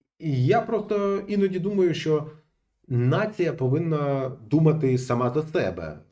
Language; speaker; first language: Ukrainian; non-native, local second language; Russian